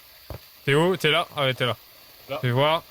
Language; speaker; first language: French; native; French